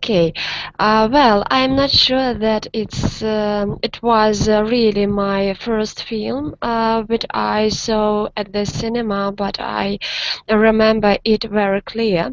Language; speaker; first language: English; non-native, learner; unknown